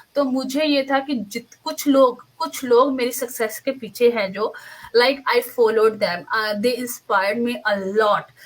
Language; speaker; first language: Hindi; native; Hindi